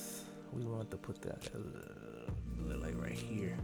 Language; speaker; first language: English; native; English